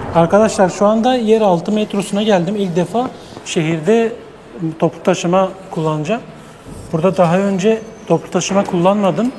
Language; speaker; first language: Turkish; native; Turkish